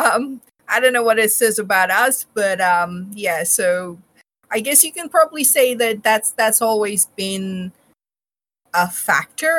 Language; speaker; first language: English; non-native, local second language; Bangla